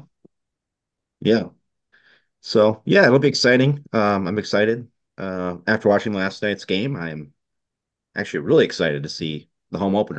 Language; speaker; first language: English; native; English